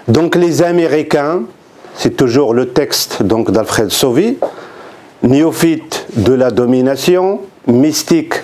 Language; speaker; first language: French; non-native, local second language; Arabic